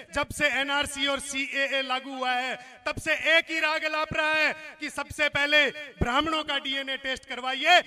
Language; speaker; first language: Hindi; non-native, local second language; Marwari